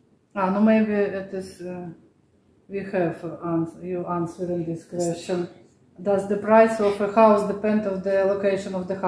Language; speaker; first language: English; non-native, learner; Russian